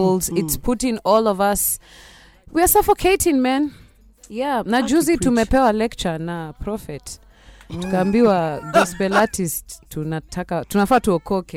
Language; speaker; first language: English; non-native, local second language; Kamba